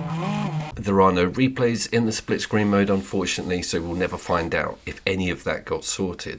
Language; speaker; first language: English; native; English